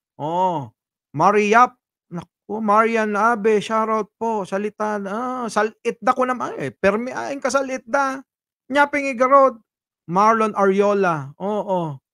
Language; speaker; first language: Filipino; native; Filipino